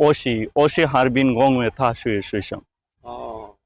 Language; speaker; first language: Chinese; non-native, learner; Bangla